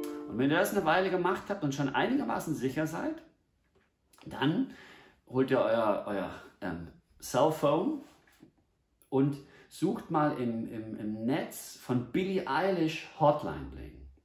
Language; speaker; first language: German; native; German